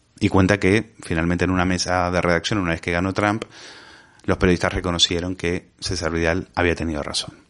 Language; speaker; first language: Spanish; native; Spanish